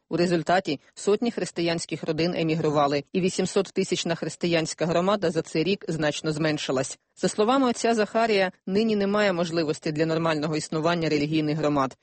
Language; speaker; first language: Ukrainian; native; Ukrainian